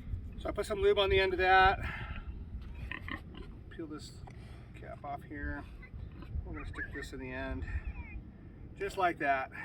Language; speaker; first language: English; native; English